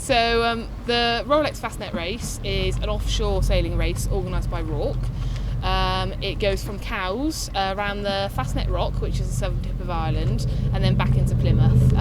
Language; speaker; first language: English; native; English